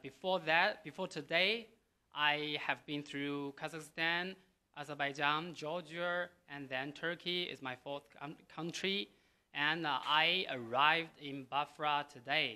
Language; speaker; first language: English; non-native, learner; Chinese